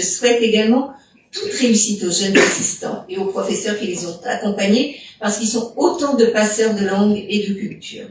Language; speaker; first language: French; native; French